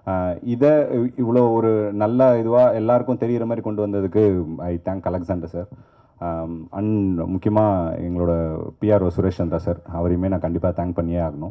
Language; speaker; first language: Tamil; native; Tamil